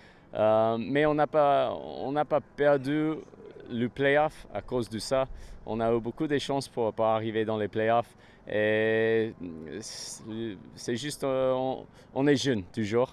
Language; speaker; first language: French; non-native, fluent; English